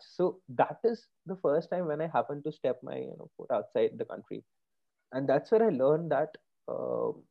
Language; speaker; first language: English; non-native, local second language; Bangla